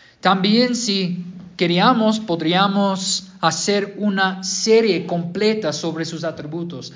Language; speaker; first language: Spanish; non-native, fluent; English